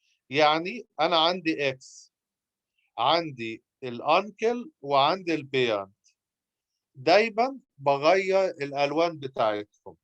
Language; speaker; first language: Arabic; native; Arabic